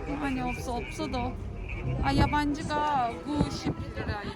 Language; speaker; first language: Korean; non-native, learner; Turkish